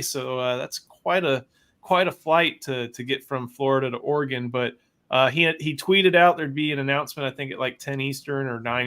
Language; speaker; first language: English; native; English